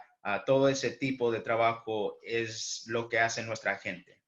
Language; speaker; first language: Spanish; early bilingual, heritage; English